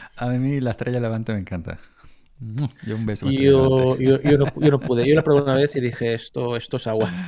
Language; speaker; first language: Spanish; native; Spanish